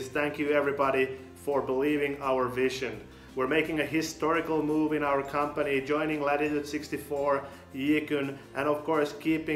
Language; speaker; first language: English; non-native, fluent; Finnish